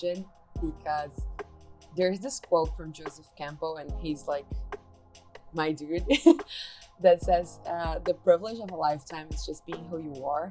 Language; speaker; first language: English; non-native, fluent; Portuguese